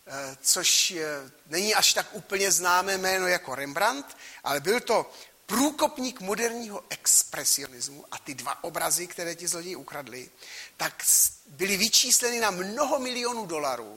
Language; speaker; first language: Czech; native; Czech